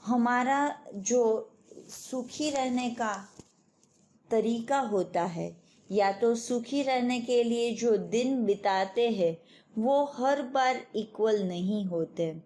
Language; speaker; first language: Hindi; non-native, local second language; Gujarati